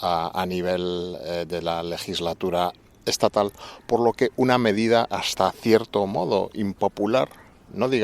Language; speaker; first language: Spanish; native; Spanish